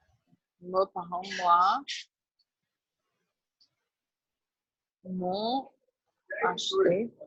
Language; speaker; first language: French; non-native, learner; Portuguese